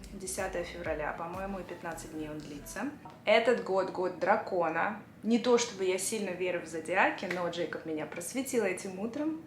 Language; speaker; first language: Russian; native; Russian